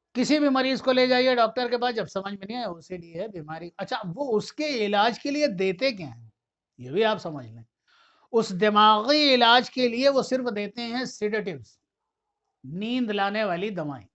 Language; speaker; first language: Urdu; native; Urdu